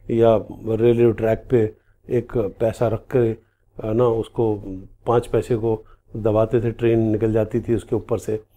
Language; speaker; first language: Hindi; native; Hindi